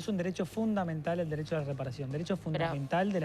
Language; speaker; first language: Spanish; native; Spanish